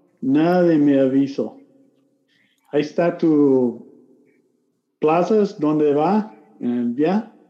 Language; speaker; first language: Spanish; non-native, learner; English